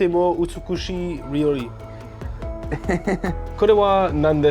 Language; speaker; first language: Japanese; non-native, learner; English